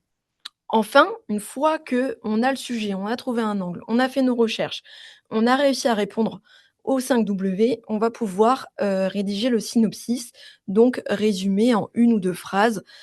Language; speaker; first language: French; native; French